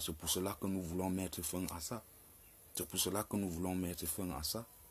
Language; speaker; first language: French; non-native, local second language; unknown